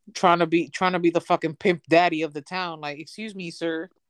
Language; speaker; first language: English; early bilingual, other home language; Spanish